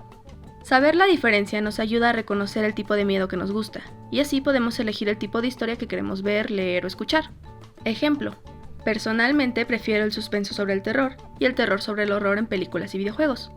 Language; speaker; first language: Spanish; native; Spanish